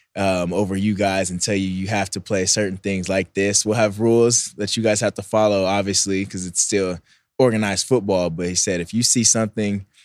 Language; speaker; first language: English; native; English